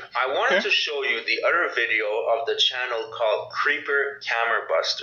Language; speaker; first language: English; native; English